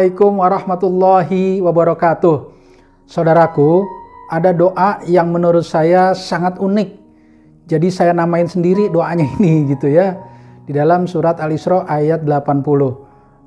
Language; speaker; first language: Indonesian; native; Indonesian